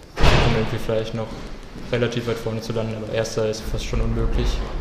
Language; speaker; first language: German; native; German